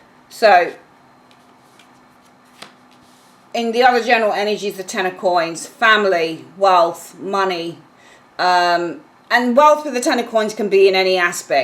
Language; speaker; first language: English; native; English